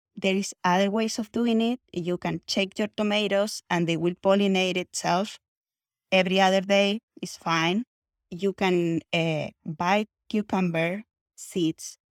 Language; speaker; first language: English; non-native, fluent; Spanish